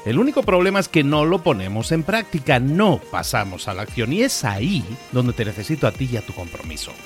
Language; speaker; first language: Spanish; native; Spanish